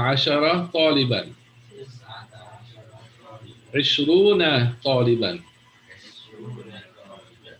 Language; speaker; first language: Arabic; non-native, fluent; English